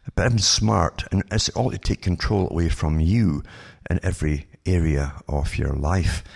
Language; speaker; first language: English; native; English